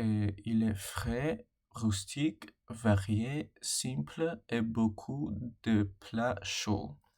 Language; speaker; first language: French; non-native, learner; English